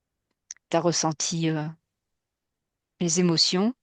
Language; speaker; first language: French; native; French